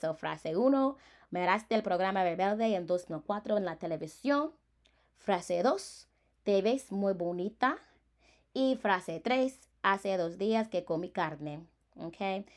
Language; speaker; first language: Spanish; non-native, fluent; English